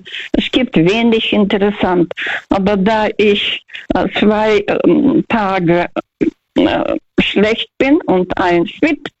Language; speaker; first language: German; non-native, fluent; Russian